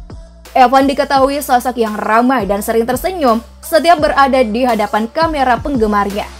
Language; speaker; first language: Indonesian; native; Indonesian